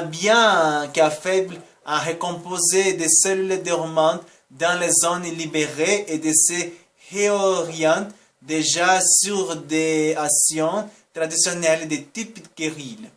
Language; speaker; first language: French; non-native, learner; Portuguese